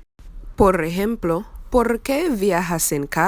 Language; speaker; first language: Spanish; non-native, fluent; English